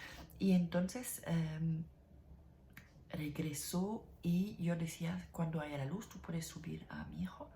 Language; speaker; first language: Spanish; non-native, learner; French